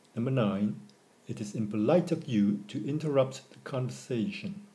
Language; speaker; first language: English; non-native, local second language; Cantonese